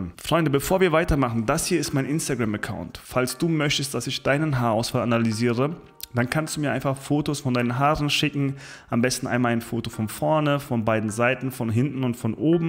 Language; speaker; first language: German; native; German